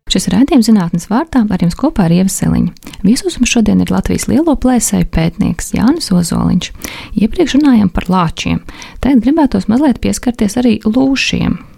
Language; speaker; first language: Latvian; native; Latvian